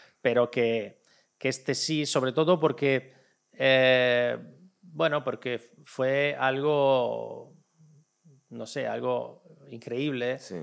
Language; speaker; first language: Spanish; non-native, fluent; Italian